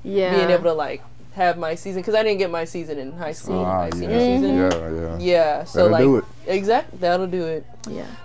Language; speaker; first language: English; native; English